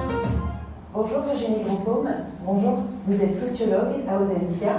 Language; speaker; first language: French; native; French